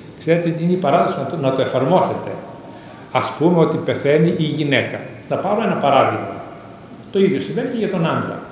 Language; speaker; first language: Greek; native; Greek